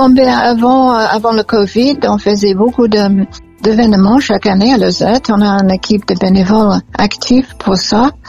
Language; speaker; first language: French; non-native, fluent; English